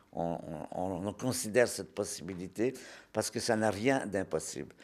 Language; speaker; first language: French; native; French